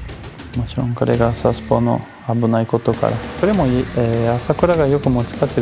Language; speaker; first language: Japanese; non-native, learner; Portuguese